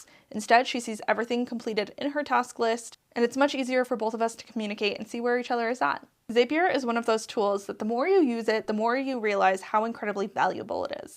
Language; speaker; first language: English; native; English